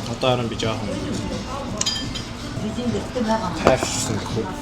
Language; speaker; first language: Mongolian; non-native, fluent; Korean